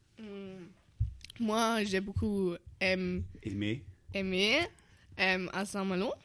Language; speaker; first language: French; non-native, learner; German